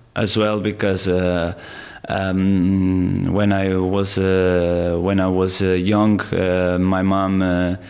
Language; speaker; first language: English; non-native, fluent; Portuguese